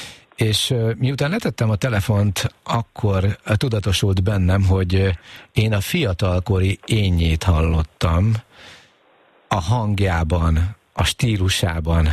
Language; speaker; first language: Hungarian; native; Hungarian